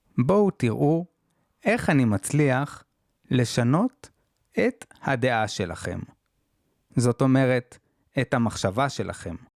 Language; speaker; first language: Hebrew; native; Hebrew